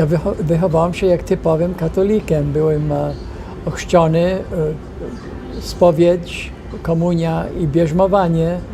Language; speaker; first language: Polish; non-native, fluent; English